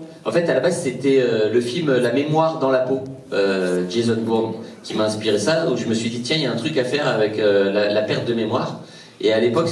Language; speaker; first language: French; native; French